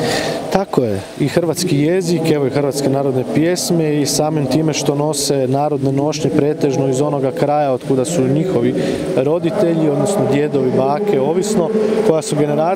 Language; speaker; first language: Croatian; native; Croatian